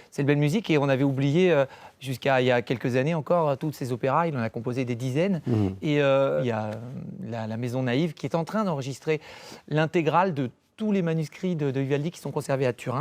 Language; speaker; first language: French; native; French